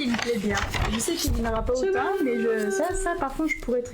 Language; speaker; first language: French; native; French